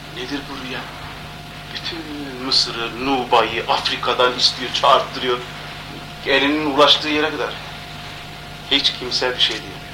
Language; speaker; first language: Turkish; non-native, local second language; Kurdish